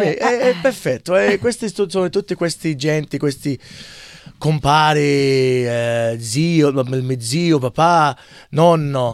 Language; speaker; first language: Italian; early bilingual, heritage; English